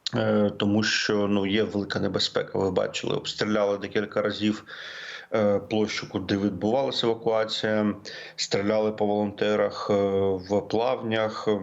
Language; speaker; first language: Ukrainian; native; Ukrainian